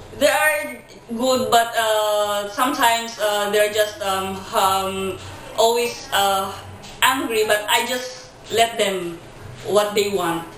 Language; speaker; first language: English; non-native, local second language; Cebuano